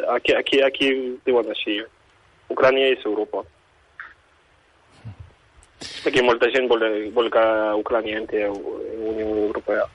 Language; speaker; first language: Catalan; non-native, fluent; Ukrainian